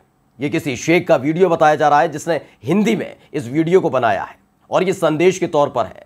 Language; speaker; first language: Hindi; native; Hindi